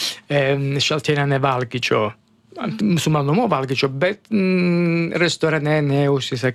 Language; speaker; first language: Lithuanian; non-native, learner; Italian